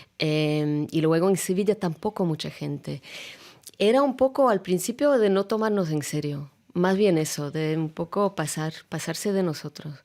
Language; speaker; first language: Spanish; non-native, fluent; Russian